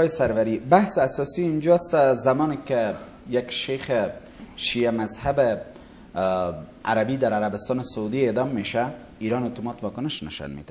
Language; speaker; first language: Persian; native; Persian